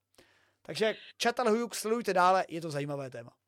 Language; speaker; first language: Czech; native; Czech